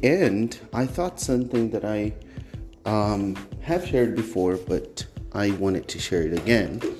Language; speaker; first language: English; non-native, fluent; Portuguese